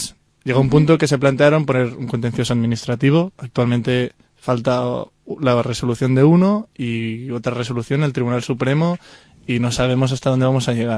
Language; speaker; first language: Spanish; native; Spanish